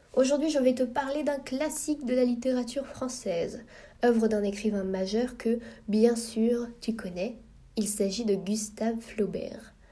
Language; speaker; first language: French; native; French